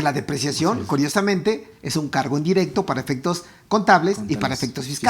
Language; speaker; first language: Spanish; native; Spanish